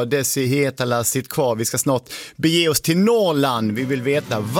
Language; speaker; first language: Swedish; native; Swedish